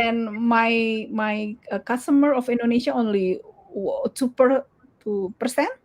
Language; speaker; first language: English; non-native, learner; Indonesian